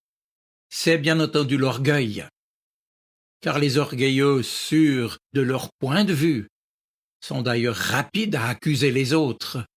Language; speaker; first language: French; native; French